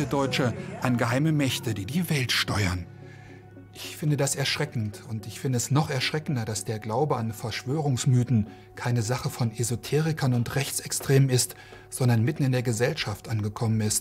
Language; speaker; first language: German; native; German